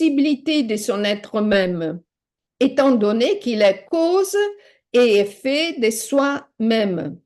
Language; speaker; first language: French; non-native, fluent; Italian